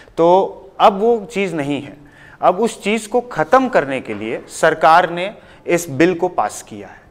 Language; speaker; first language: Hindi; native; Hindi